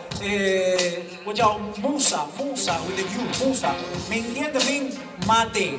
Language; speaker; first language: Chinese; non-native, learner; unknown